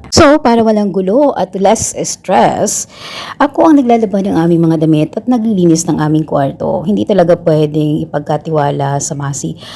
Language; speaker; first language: Filipino; native; Filipino